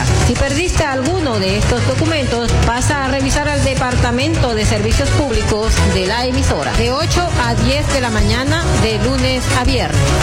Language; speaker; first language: Spanish; native; Spanish